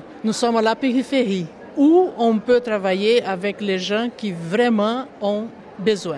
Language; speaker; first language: French; non-native, local second language; Portuguese